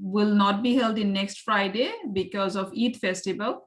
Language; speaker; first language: English; non-native, local second language; Bangla